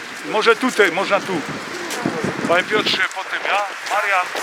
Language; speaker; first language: Polish; native; Polish